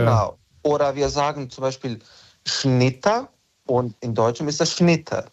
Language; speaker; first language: German; non-native, local second language; Bosnian